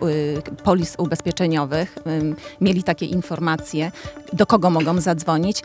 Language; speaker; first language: Polish; native; Polish